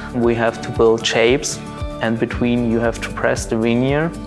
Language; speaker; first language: English; non-native, fluent; German